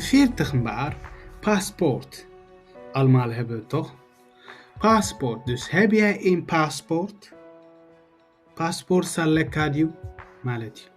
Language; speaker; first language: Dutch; non-native, learner; Tigrinya